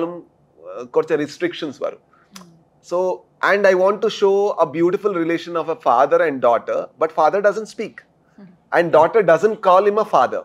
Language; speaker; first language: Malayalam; non-native, learner; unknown